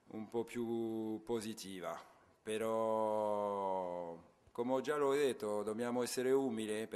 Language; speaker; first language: Italian; non-native, fluent; French